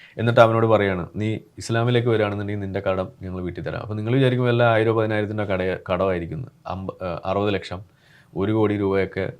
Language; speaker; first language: Malayalam; native; Malayalam